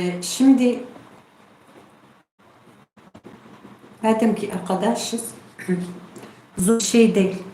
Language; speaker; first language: Turkish; non-native, local second language; Kurdish